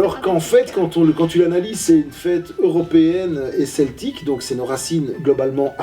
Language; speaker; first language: French; native; French